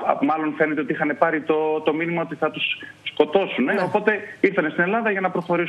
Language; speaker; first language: Greek; native; Greek